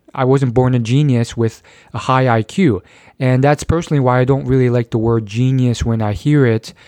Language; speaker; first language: English; native; English